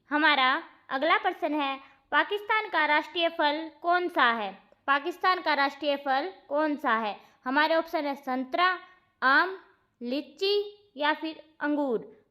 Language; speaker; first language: Hindi; native; Hindi